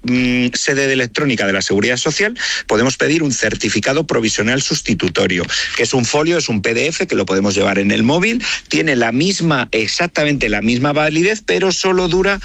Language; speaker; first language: Spanish; native; Spanish